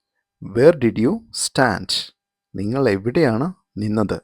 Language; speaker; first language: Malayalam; native; Malayalam